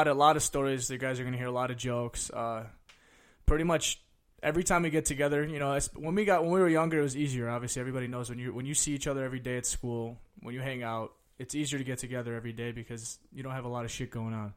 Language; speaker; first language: English; native; English